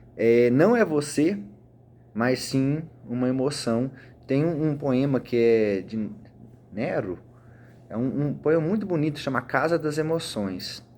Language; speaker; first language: Portuguese; native; Portuguese